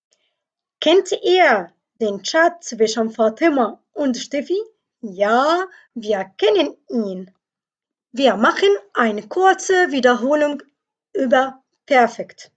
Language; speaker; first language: German; non-native, fluent; Arabic